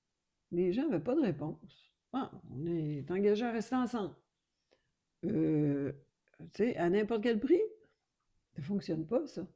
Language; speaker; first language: French; native; French